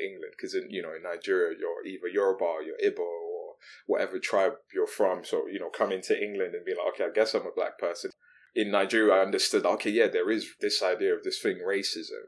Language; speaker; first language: English; non-native, local second language; Yoruba